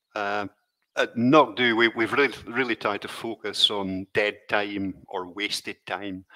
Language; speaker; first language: English; native; English